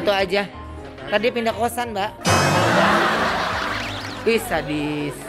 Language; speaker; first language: Indonesian; native; Indonesian